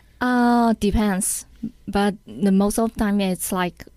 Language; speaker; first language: English; non-native, learner; Chinese